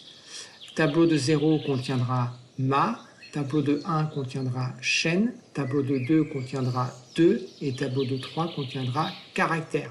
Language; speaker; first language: French; native; French